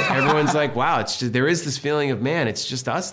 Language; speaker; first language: English; native; English